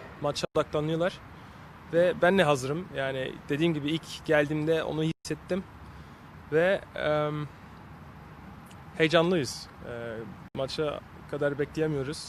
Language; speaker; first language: Turkish; early bilingual, heritage; Turkish